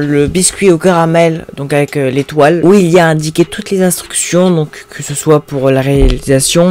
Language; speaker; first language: French; native; French